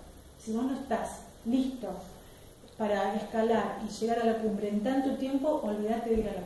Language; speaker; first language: Spanish; native; Spanish